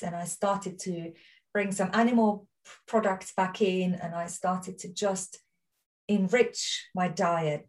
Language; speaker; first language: English; non-native, fluent; German